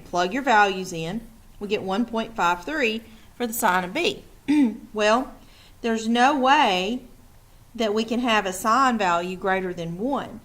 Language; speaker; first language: English; native; English